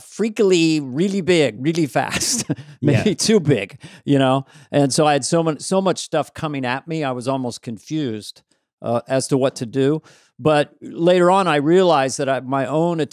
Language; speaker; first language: English; native; English